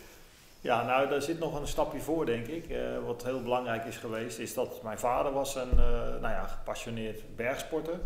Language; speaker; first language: Dutch; native; Dutch